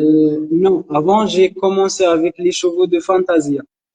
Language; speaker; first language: French; non-native, local second language; Arabic